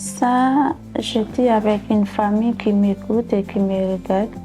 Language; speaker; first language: French; non-native, learner; Haitian Creole